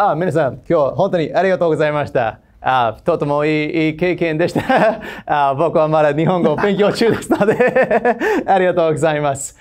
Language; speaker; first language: Japanese; non-native, fluent; English